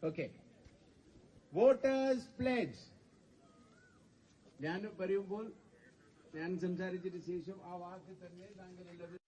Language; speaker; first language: Malayalam; non-native, fluent; Hindi